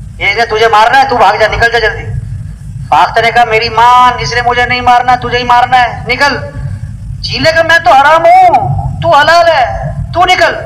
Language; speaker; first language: Urdu; non-native, local second language; Pashto